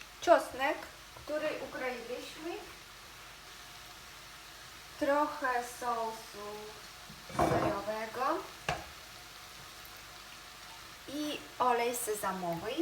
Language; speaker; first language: Polish; non-native, fluent; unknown